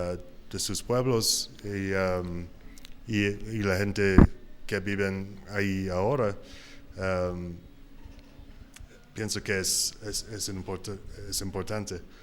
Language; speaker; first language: Spanish; non-native, learner; English